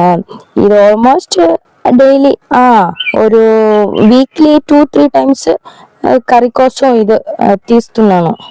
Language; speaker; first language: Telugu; non-native, learner; Malayalam